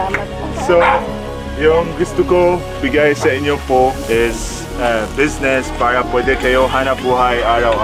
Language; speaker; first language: Filipino; non-native, learner; Arabic